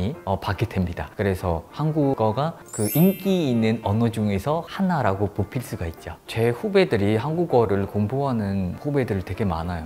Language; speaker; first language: Korean; non-native, fluent; Khmer